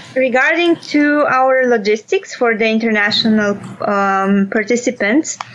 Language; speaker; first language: English; non-native, fluent; Romanian